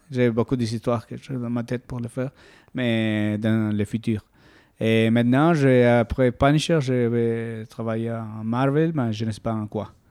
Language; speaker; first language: French; non-native, learner; Spanish